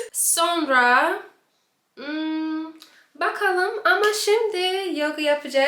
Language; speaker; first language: Turkish; non-native, learner; English